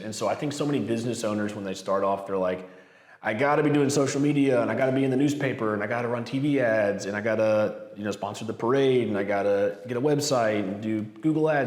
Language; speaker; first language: English; native; English